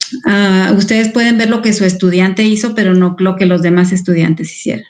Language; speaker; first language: Spanish; native; Spanish